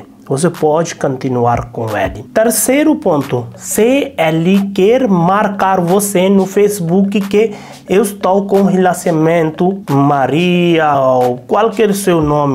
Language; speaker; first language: Portuguese; non-native, learner; Hindi